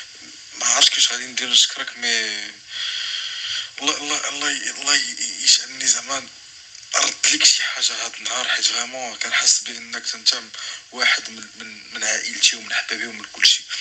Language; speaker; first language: Arabic; native; Arabic